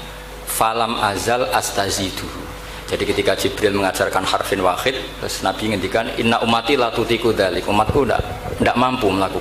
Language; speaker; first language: Indonesian; non-native, local second language; Javanese